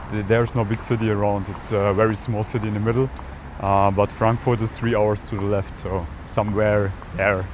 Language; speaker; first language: English; non-native, fluent; German